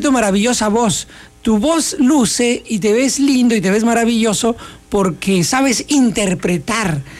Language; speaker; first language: Spanish; native; Spanish